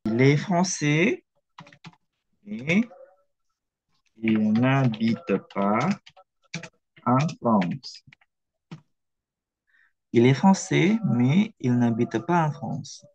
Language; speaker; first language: French; non-native, fluent; Indonesian